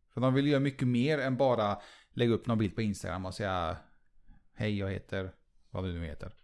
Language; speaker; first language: Swedish; early bilingual, other home language; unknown